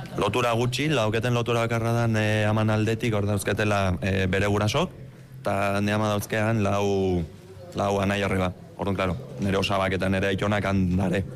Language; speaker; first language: Basque; early bilingual, other home language; Romanian